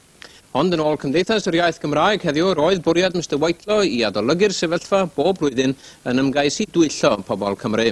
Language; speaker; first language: Welsh; native; Welsh